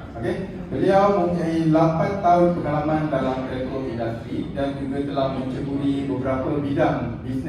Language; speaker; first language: Malay; native; Malay